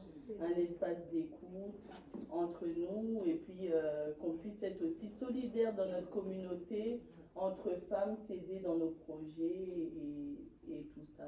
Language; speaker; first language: French; native; French